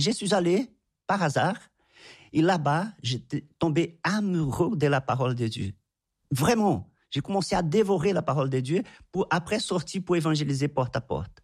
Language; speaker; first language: French; non-native, fluent; Portuguese